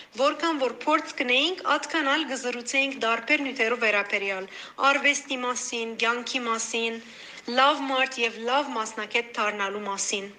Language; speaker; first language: Armenian; native; Armenian